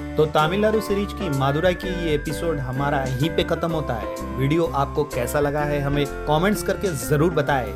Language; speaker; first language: Hindi; non-native, local second language; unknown